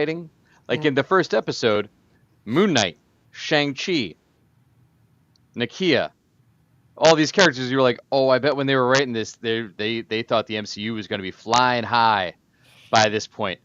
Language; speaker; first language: English; native; English